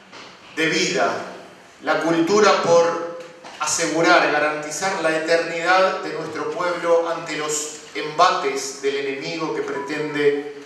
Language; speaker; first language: Spanish; native; Spanish